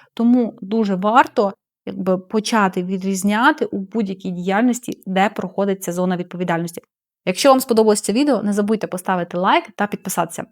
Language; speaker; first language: Ukrainian; non-native, local second language; Russian